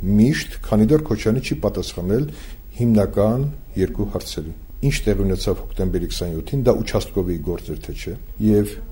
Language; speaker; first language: Armenian; native; Armenian